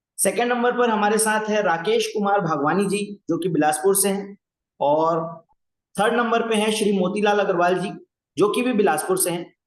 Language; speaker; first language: Hindi; native; Hindi